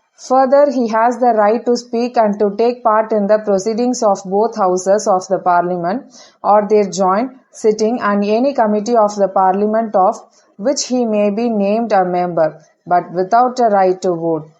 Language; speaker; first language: English; non-native, local second language; Tamil